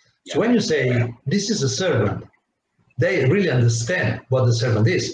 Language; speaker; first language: English; non-native, fluent; Italian